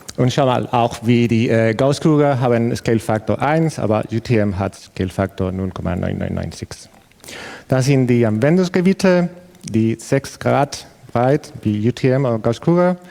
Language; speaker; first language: German; non-native, learner; Spanish